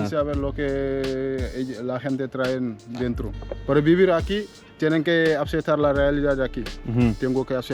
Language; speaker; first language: Spanish; non-native, fluent; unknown